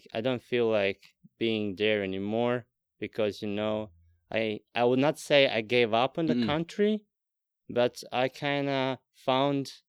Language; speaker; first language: English; non-native, fluent; Latvian